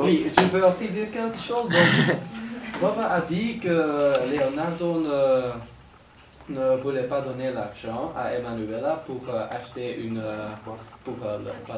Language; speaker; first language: French; non-native, learner; Dutch